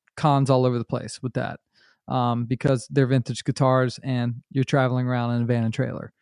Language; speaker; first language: English; native; English